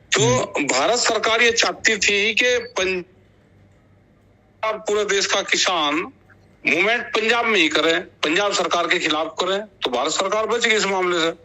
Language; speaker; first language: Hindi; native; Hindi